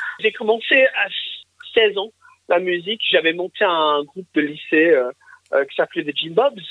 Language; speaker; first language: French; early bilingual, other home language; English